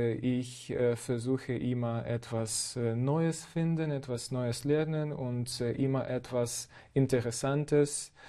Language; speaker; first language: German; non-native, fluent; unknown